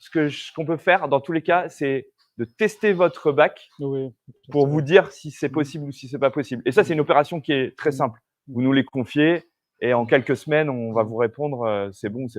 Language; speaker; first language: French; native; French